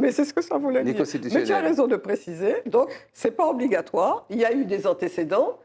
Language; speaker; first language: French; native; French